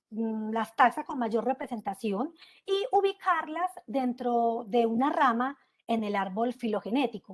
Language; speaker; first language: Spanish; native; Spanish